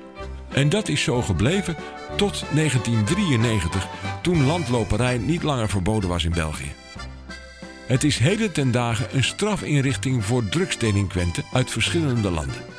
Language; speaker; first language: Dutch; native; Dutch